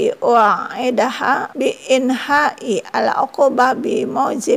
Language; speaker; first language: Arabic; non-native, fluent; Indonesian